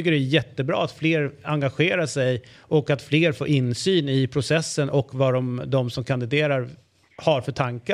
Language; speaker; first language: Swedish; native; Swedish